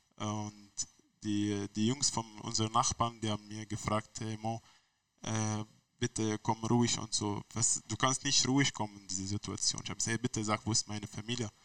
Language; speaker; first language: German; non-native, learner; Arabic